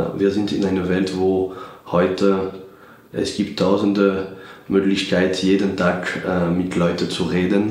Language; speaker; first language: German; non-native, fluent; French